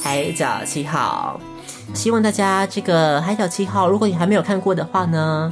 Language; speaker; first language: Chinese; native; Chinese